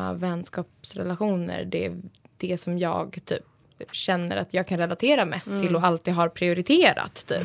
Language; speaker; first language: Swedish; native; Swedish